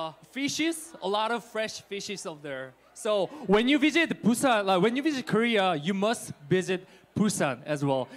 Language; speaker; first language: English; non-native, fluent; Korean